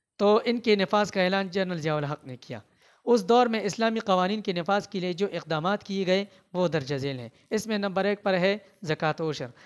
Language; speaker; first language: Urdu; non-native, local second language; Pashto